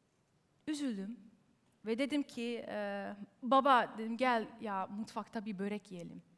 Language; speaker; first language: Turkish; early bilingual, heritage; Turkish